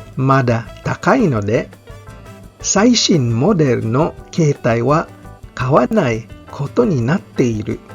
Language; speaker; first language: Japanese; non-native, fluent; Filipino